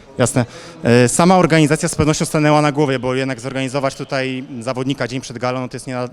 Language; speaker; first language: Polish; native; Polish